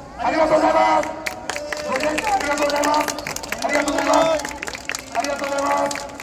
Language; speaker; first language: Japanese; non-native, fluent; Marathi